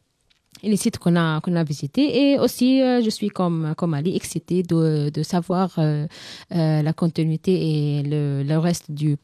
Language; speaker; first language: French; non-native, learner; Arabic